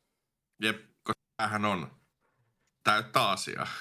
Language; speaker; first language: Finnish; native; Finnish